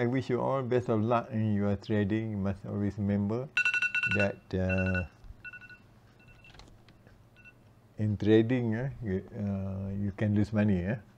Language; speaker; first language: English; non-native, local second language; Malay